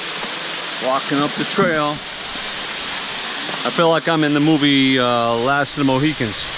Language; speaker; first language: English; native; English